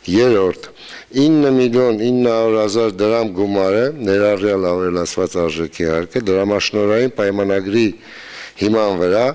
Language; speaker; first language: Armenian; native; Armenian